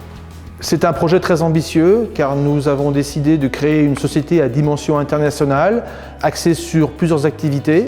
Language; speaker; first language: French; native; French